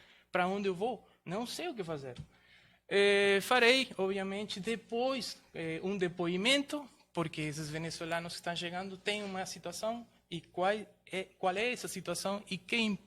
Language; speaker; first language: Portuguese; non-native, fluent; Spanish